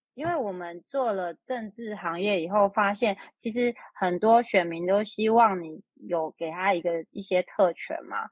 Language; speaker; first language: Chinese; native; Chinese